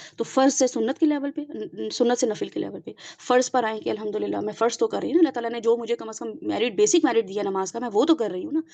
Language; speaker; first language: Urdu; native; Urdu